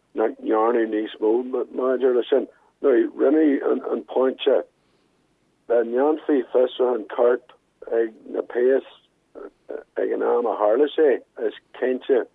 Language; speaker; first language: Irish; non-native, local second language; English